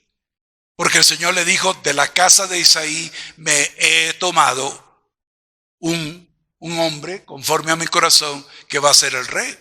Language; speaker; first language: Spanish; native; Spanish